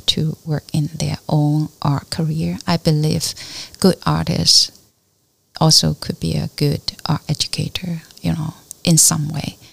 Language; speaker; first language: English; non-native, learner; Chinese